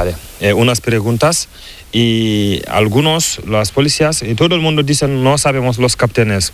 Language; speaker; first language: Spanish; non-native, learner; Fula